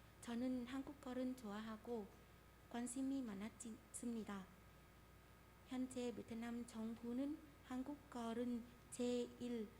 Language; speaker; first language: Korean; non-native, fluent; Vietnamese